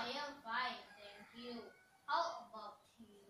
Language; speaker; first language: English; non-native, learner; Indonesian